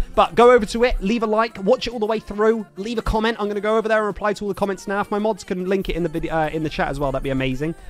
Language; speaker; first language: English; native; English